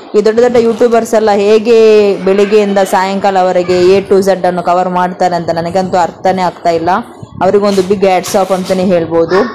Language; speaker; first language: Kannada; non-native, local second language; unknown